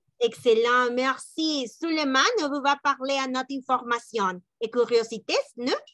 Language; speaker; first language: French; non-native, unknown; Spanish